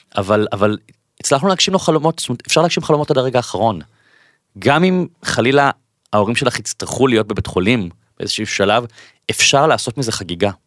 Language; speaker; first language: Hebrew; native; Hebrew